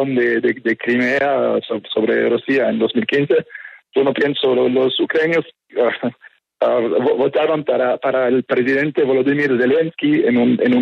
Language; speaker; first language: Spanish; non-native, fluent; French